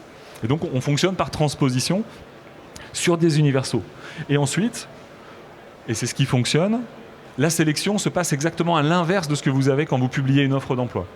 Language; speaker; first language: French; native; French